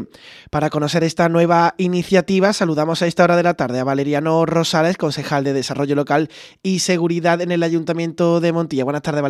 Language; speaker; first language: Spanish; native; Spanish